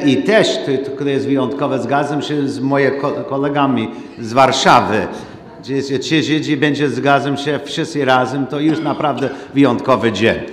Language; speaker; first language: Polish; non-native, learner; English